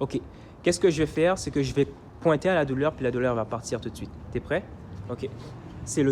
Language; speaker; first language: French; native; French